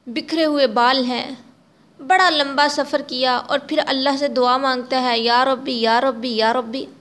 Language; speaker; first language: Urdu; native; Urdu